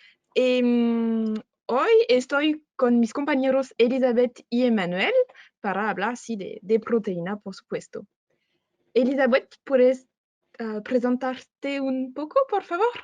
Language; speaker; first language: Spanish; non-native, fluent; French